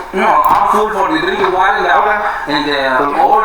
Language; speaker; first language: English; non-native, learner; Spanish